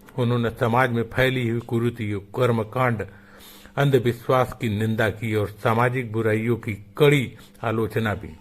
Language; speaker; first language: Hindi; native; Hindi